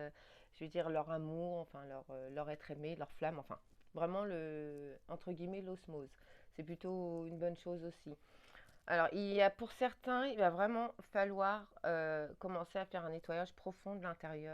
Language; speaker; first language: French; native; French